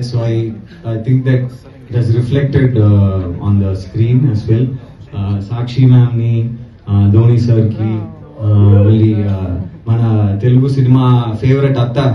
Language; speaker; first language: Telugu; non-native, learner; Tamil